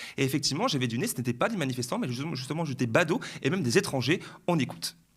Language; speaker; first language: French; native; French